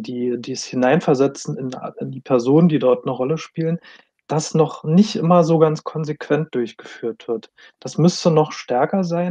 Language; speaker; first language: German; native; German